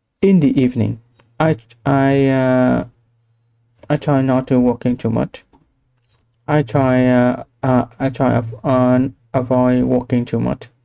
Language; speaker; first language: English; non-native, learner; Vietnamese